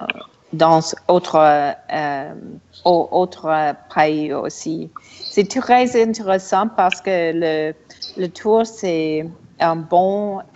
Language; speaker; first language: French; non-native, learner; English